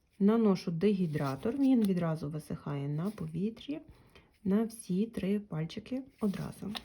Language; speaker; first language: Ukrainian; non-native, local second language; Russian